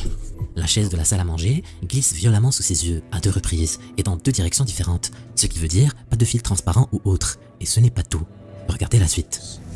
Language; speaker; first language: French; native; French